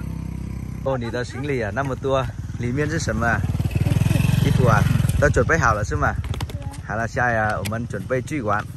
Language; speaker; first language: Chinese; non-native, fluent; Vietnamese